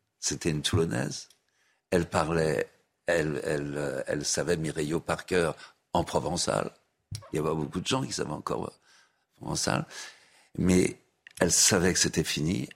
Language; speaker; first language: French; native; French